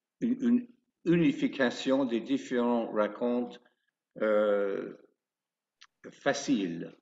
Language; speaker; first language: French; non-native, fluent; English